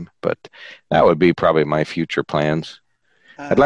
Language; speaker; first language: English; native; English